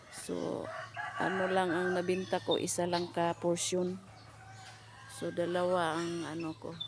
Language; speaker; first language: Filipino; non-native, local second language; Cebuano